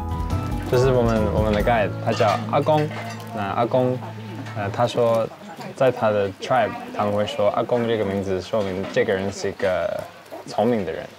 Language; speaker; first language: Chinese; early bilingual, heritage; Chinese